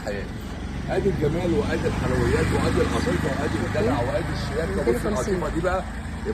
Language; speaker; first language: Arabic; native; Arabic